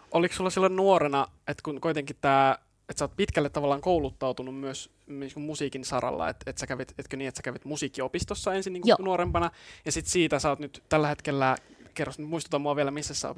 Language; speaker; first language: Finnish; native; Finnish